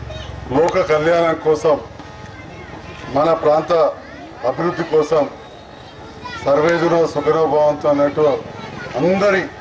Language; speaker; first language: Telugu; native; Telugu